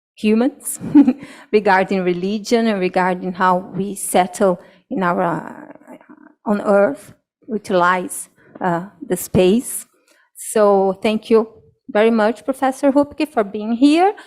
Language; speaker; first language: English; non-native, fluent; Portuguese